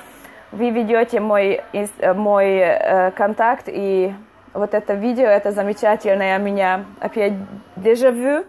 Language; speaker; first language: Russian; non-native, fluent; Hungarian